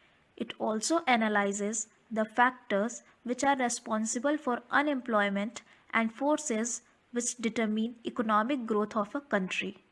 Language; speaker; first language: English; non-native, local second language; Hindi